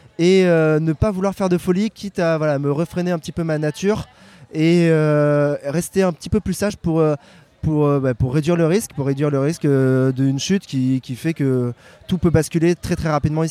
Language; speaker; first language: French; native; French